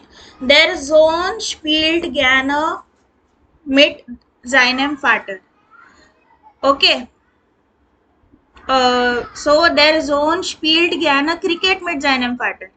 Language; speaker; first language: German; non-native, learner; Hindi